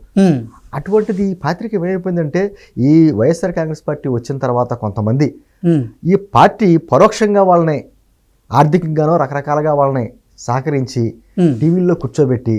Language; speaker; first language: Telugu; native; Telugu